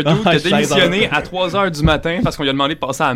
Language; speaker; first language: French; native; French